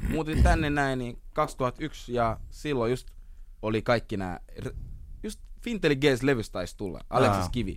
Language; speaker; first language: Finnish; early bilingual, other home language; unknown